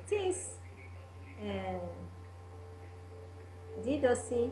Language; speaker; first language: Greek; non-native, learner; Italian